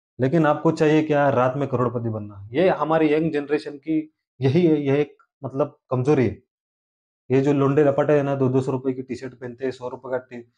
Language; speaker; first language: Hindi; non-native, local second language; Marathi